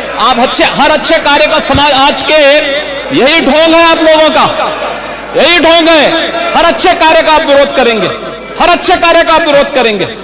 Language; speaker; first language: Hindi; native; Hindi